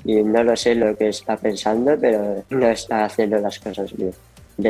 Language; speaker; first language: Spanish; early bilingual, heritage; Spanish